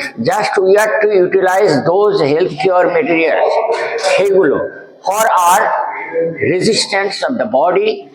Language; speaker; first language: English; non-native, local second language; Bangla